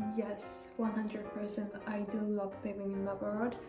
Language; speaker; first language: English; non-native, fluent; Japanese